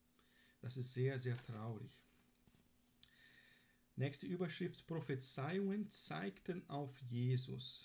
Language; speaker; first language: German; non-native, fluent; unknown